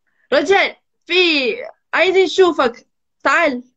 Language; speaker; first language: Arabic; non-native, learner; Malay